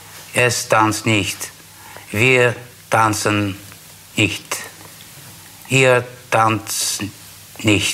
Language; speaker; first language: German; non-native, learner; Russian